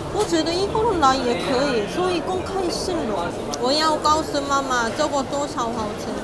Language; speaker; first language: Chinese; non-native, fluent; Korean